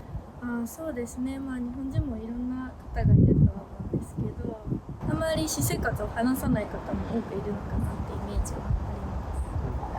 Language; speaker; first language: Japanese; native; Japanese